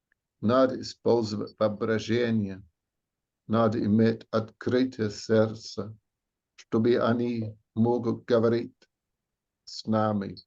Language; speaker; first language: Russian; non-native, fluent; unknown